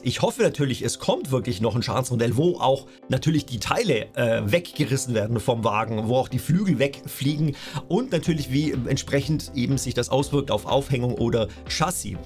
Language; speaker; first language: German; native; German